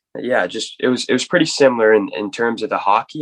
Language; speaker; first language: English; native; English